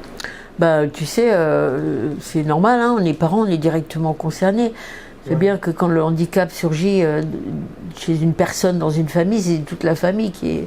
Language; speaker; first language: French; native; French